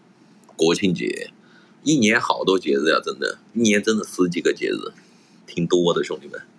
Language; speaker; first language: Chinese; native; Chinese